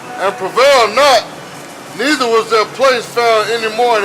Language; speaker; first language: English; native; English